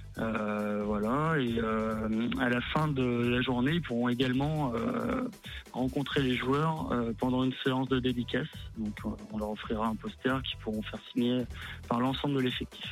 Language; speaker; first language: French; native; French